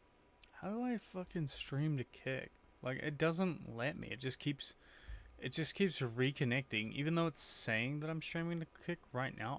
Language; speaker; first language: English; native; English